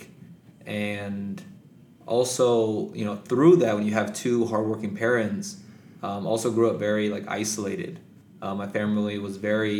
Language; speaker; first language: English; native; English